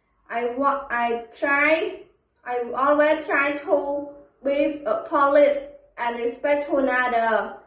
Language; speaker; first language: English; non-native, learner; Khmer